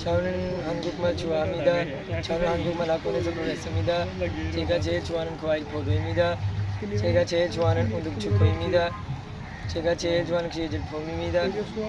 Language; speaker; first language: Korean; non-native, learner; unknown